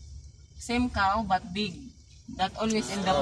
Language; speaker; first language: English; non-native, local second language; Filipino